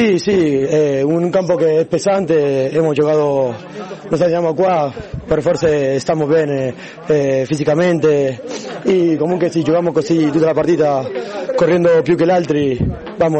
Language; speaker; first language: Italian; non-native, learner; Spanish